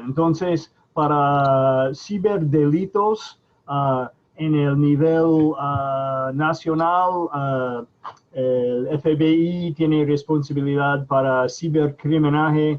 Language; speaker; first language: Spanish; non-native, fluent; English